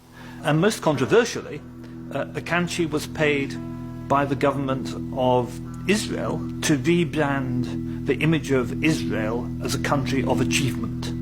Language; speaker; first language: English; native; English